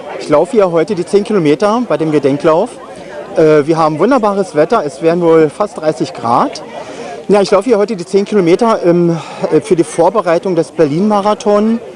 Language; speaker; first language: German; native; German